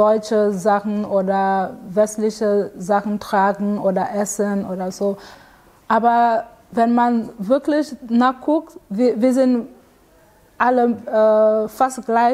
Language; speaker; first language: German; non-native, fluent; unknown